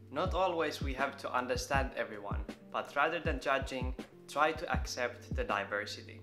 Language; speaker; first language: English; non-native, fluent; Finnish